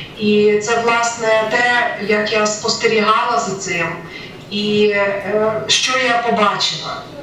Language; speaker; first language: Ukrainian; native; Ukrainian